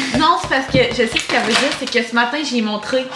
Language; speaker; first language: French; native; French